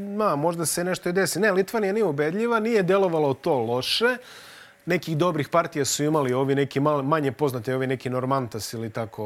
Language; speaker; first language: Bosnian; native; Bosnian